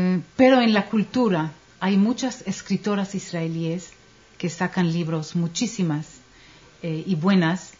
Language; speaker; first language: Spanish; non-native, fluent; Hebrew